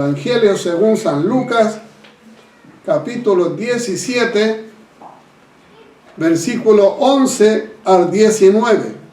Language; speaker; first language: Spanish; native; Spanish